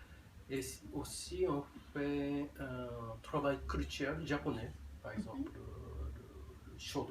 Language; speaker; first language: French; non-native, fluent; Japanese